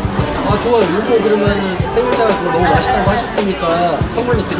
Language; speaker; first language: Korean; native; Korean